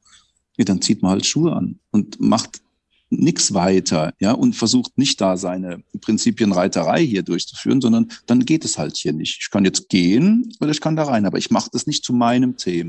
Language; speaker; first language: German; native; German